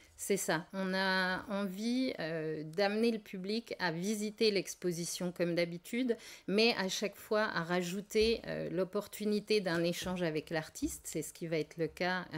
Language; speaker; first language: French; native; French